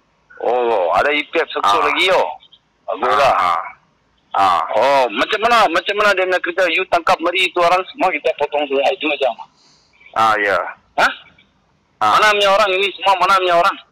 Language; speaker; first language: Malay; non-native, local second language; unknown